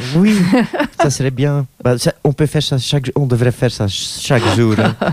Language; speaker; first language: French; non-native, local second language; Dutch